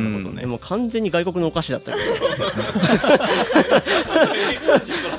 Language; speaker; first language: Japanese; native; Japanese